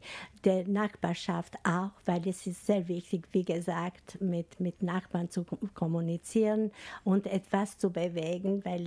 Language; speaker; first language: German; non-native, learner; Albanian